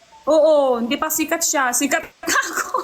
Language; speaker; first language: Filipino; non-native, learner; Chinese